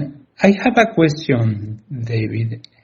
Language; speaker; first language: English; non-native, learner; Spanish